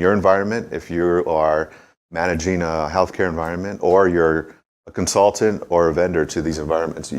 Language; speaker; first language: English; native; English